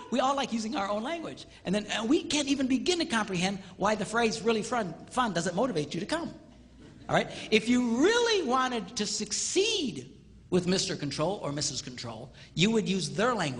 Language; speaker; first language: English; native; English